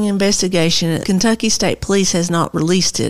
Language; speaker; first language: English; native; English